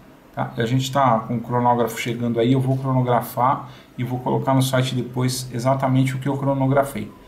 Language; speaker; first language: Portuguese; native; Portuguese